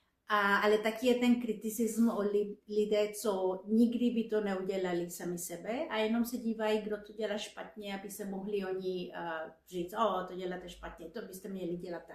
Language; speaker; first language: Czech; non-native, fluent; Spanish